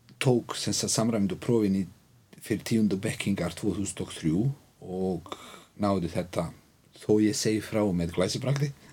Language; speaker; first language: Icelandic; non-native, fluent; Bosnian